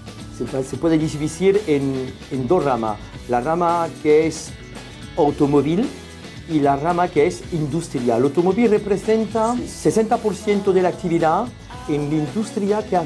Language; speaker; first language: Spanish; non-native, fluent; French